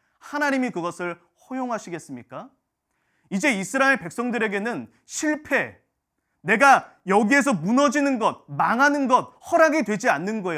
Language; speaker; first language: Korean; native; Korean